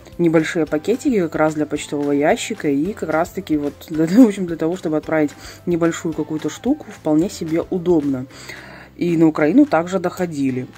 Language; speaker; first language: Russian; native; Russian